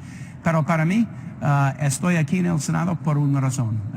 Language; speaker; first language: Spanish; non-native, fluent; English